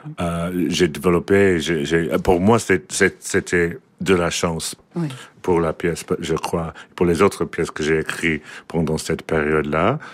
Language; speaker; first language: French; non-native, learner; English